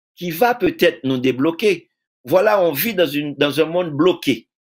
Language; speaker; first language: French; native; French